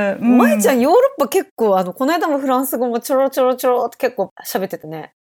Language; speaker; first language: Japanese; early bilingual, heritage; Dutch